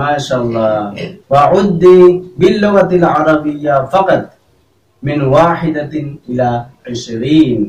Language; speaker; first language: Arabic; non-native, fluent; Bangla